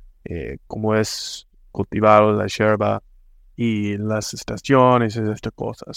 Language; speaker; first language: Spanish; non-native, fluent; English